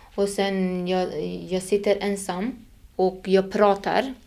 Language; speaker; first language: Swedish; non-native, fluent; Persian